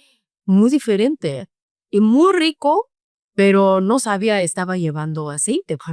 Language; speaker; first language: Spanish; non-native, fluent; Korean